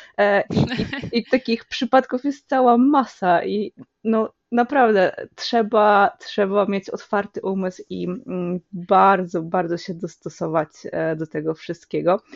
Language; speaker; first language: Polish; native; Polish